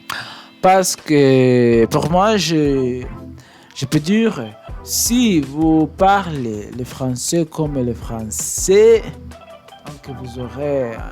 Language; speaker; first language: French; non-native, learner; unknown